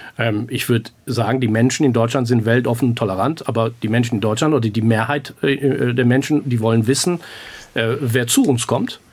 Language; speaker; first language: German; early bilingual, other home language; Persian